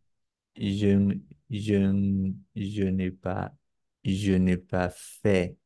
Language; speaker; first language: French; non-native, learner; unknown